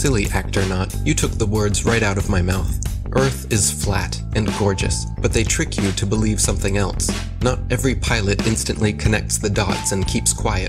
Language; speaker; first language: English; native; English